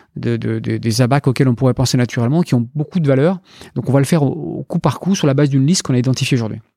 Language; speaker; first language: French; native; French